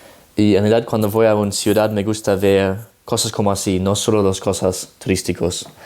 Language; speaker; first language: Spanish; non-native, learner; Dutch